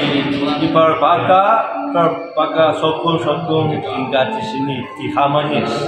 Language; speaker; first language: Indonesian; non-native, learner; Chinese